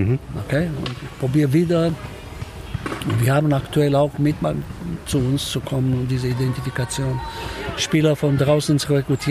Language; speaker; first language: German; non-native, fluent; Romanian